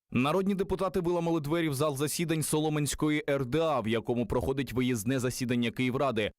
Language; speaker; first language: Ukrainian; native; Ukrainian